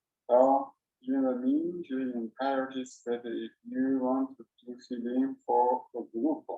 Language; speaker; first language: English; non-native, learner; Chinese